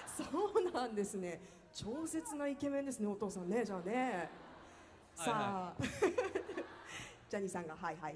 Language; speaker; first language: Japanese; native; Japanese